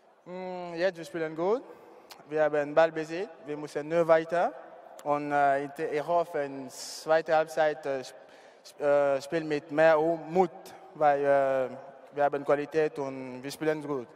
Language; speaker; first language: German; non-native, learner; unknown